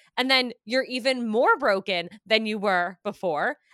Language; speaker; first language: English; native; English